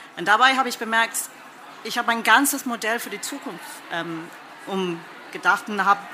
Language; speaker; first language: German; non-native, fluent; English